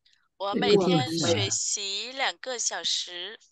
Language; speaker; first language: Chinese; non-native, fluent; Vietnamese